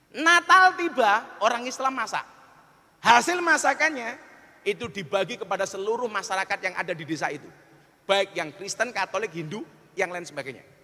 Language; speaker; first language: Indonesian; non-native, local second language; Javanese